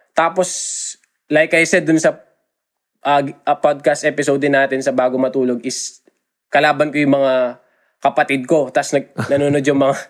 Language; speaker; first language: Filipino; native; Filipino